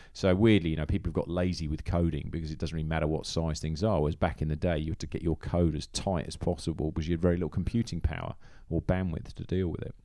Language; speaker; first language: English; native; English